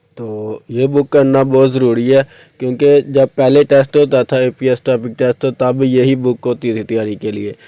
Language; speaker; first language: Urdu; non-native, local second language; Punjabi